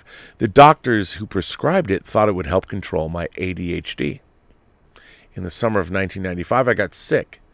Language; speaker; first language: English; native; English